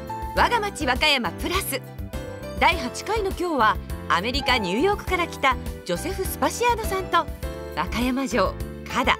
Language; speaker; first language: Japanese; native; Japanese